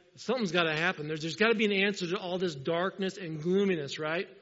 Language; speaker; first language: English; native; English